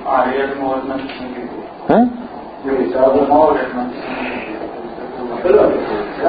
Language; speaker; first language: Russian; non-native, learner; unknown